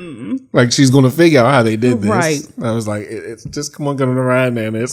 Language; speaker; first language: English; native; English